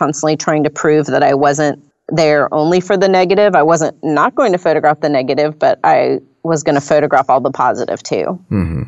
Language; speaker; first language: English; native; English